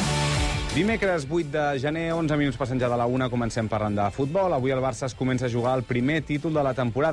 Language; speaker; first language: Catalan; native; Catalan